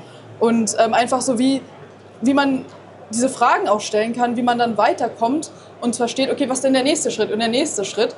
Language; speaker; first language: German; native; German